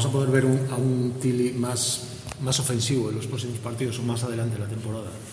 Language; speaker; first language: Spanish; native; Spanish